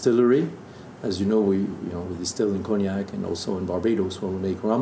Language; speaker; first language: English; non-native, fluent; French